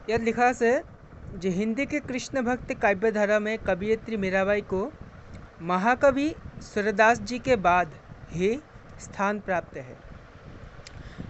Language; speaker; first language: Hindi; non-native, local second language; Assamese